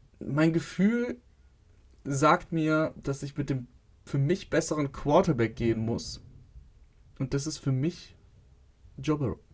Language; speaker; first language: German; native; German